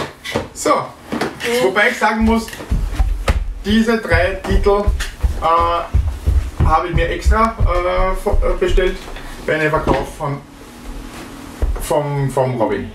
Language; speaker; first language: German; native; German